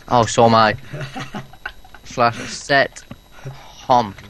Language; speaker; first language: English; native; English